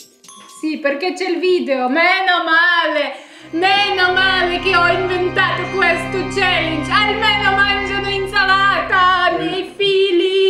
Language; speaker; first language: Italian; non-native, fluent; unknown